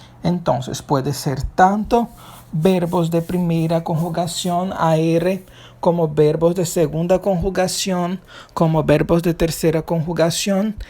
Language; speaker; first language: Spanish; non-native, fluent; Portuguese